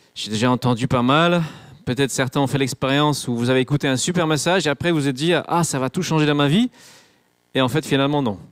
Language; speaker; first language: French; non-native, fluent; English